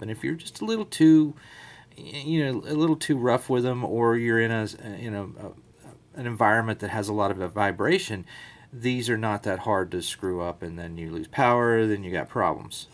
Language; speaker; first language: English; native; English